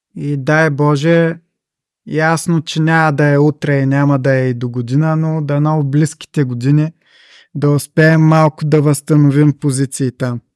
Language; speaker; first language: Bulgarian; native; Bulgarian